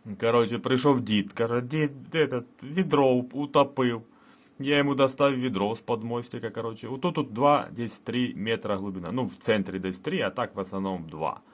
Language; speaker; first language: Ukrainian; non-native, local second language; Russian